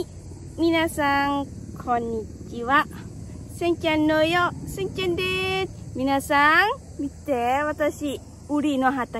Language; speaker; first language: Japanese; non-native, learner; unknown